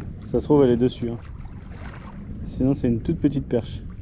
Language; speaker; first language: French; native; French